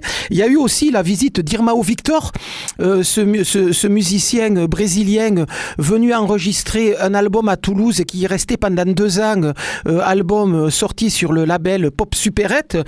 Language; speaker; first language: French; native; French